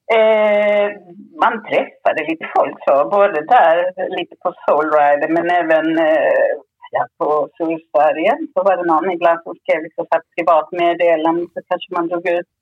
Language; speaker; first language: Swedish; early bilingual, other home language; Spanish